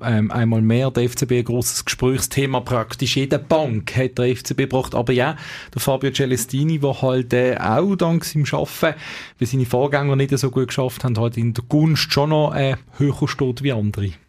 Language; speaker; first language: German; native; German